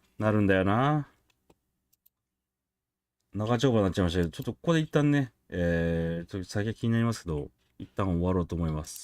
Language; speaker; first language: Japanese; native; Japanese